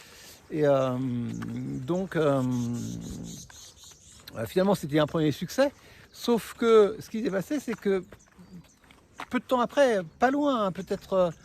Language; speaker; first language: French; native; French